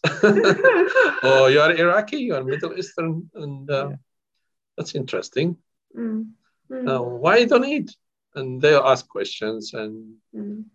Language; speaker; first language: English; non-native, fluent; Kurdish